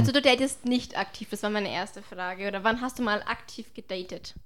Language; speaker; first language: German; native; German